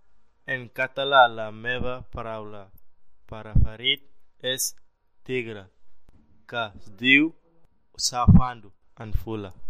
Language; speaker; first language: Catalan; non-native, learner; Fula